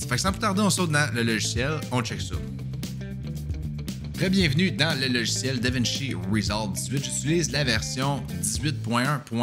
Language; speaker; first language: French; native; French